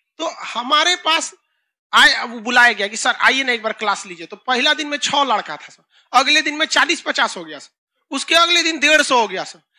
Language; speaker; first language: Hindi; native; Hindi